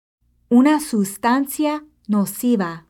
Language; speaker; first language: Spanish; non-native, fluent; English